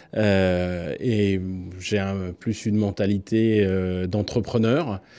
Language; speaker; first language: French; native; French